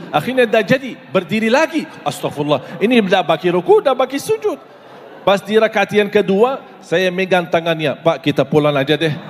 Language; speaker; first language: Malay; non-native, fluent; Arabic